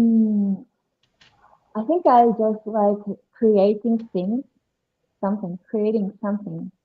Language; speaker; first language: English; non-native, learner; Japanese